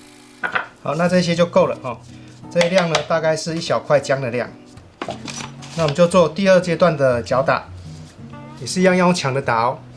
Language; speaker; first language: Chinese; native; Chinese